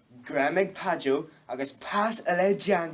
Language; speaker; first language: Irish; non-native, local second language; English